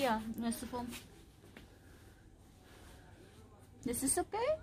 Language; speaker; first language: German; non-native, learner; Filipino